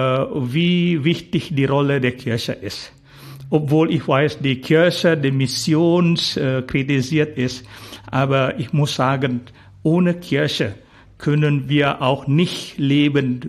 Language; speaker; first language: German; non-native, fluent; Indonesian